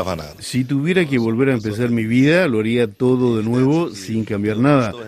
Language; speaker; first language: Spanish; non-native, fluent; Portuguese